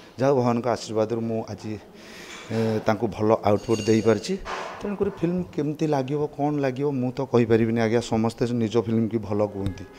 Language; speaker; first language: Odia; native; Odia